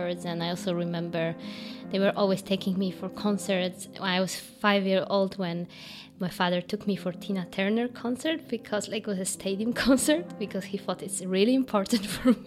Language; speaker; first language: English; non-native, fluent; Polish